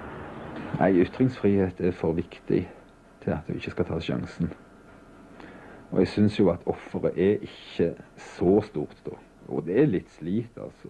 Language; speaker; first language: Norwegian; native; Norwegian